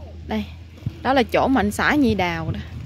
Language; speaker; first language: Vietnamese; native; Vietnamese